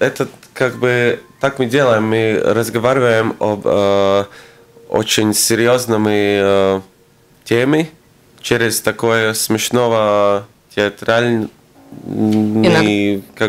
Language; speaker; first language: Russian; non-native, local second language; Latvian